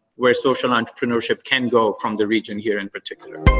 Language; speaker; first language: English; non-native, fluent; Arabic